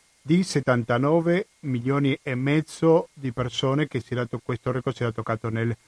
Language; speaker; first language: Italian; non-native, fluent; Spanish